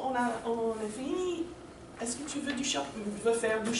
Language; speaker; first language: French; non-native, learner; English